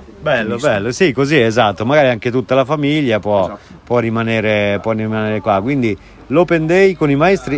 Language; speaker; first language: Italian; native; Italian